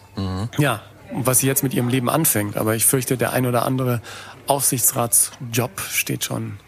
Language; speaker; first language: German; native; German